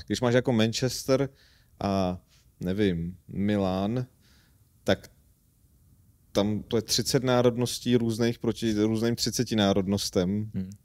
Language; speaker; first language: Czech; non-native, fluent; Armenian